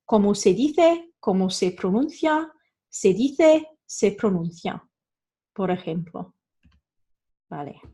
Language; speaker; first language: Spanish; non-native, fluent; English